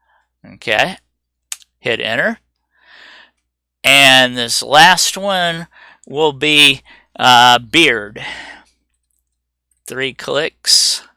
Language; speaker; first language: English; native; English